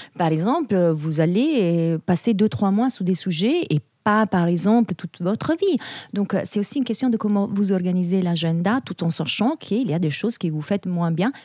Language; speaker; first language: French; non-native, fluent; Italian